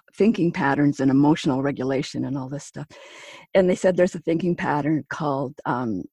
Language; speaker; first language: English; native; English